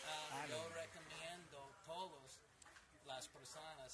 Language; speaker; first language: Spanish; non-native, learner; English